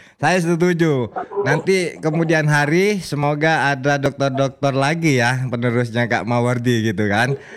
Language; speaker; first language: Indonesian; non-native, local second language; Madurese